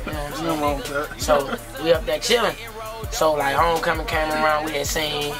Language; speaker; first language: English; native; English